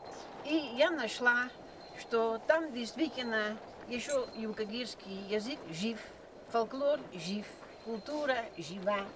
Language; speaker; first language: Russian; non-native, fluent; Dutch